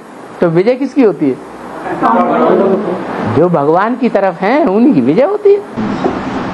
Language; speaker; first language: Hindi; native; Hindi